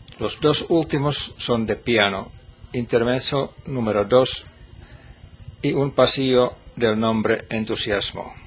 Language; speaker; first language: Spanish; non-native, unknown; Finnish